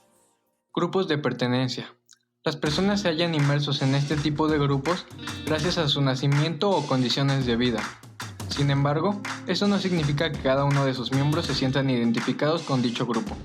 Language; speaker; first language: Spanish; native; Spanish